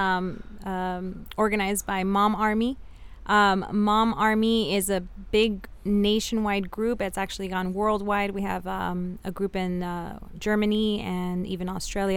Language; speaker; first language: English; early bilingual, other home language; Spanish